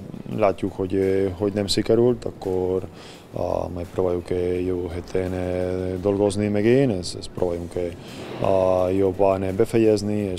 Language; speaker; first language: Hungarian; non-native, learner; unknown